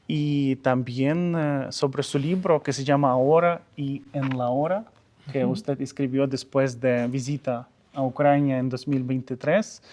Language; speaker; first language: Spanish; non-native, fluent; Ukrainian